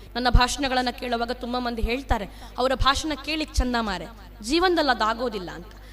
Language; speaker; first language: Kannada; non-native, local second language; Tulu